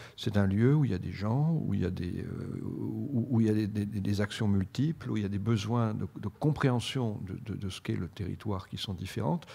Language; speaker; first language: French; native; French